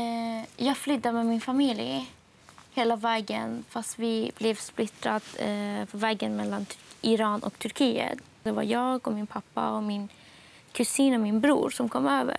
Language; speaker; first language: Swedish; non-native, fluent; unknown